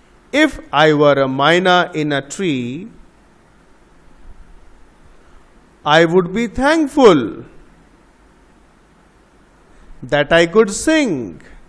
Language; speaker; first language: English; non-native, local second language; Bangla